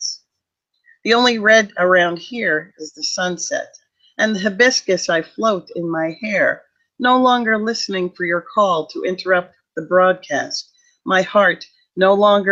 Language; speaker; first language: English; native; English